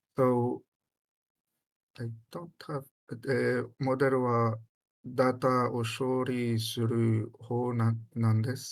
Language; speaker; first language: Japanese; non-native, learner; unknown